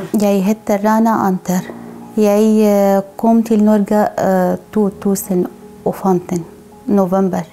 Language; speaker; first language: Norwegian; non-native, learner; Arabic